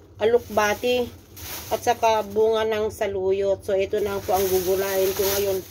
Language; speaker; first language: Filipino; non-native, local second language; Iloko